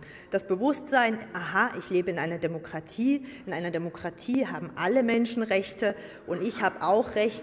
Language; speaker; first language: German; native; German